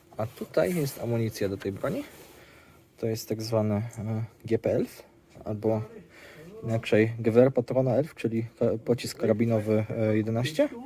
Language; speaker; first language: Polish; native; Polish